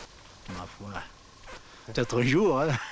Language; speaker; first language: French; native; French